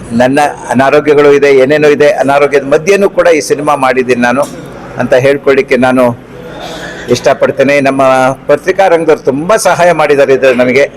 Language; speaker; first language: Kannada; non-native, local second language; Konkani